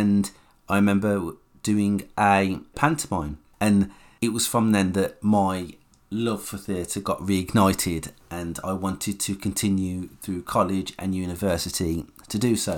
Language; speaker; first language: English; native; English